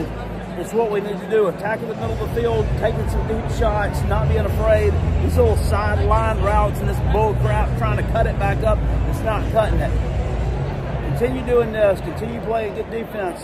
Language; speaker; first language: English; native; English